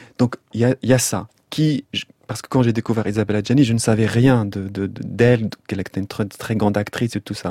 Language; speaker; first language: French; non-native, local second language; Arabic